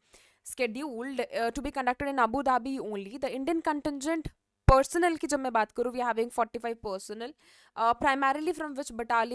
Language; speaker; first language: English; non-native, local second language; Hindi